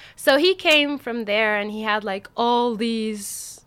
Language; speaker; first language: English; non-native, fluent; Arabic